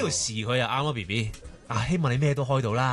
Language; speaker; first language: Cantonese; native; Cantonese